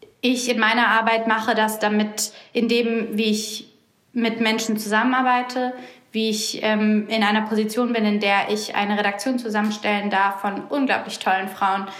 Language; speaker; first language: German; native; German